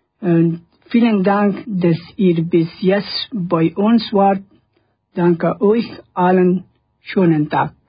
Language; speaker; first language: German; non-native, learner; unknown